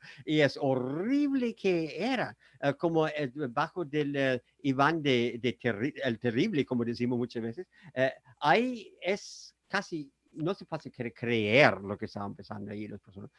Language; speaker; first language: Spanish; non-native, fluent; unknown